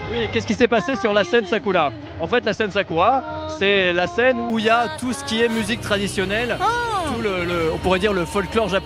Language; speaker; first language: French; native; French